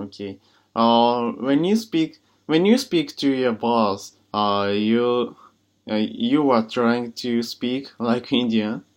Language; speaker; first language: English; non-native, learner; Japanese